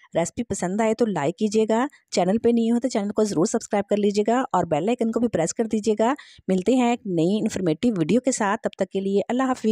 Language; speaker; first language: Hindi; native; Hindi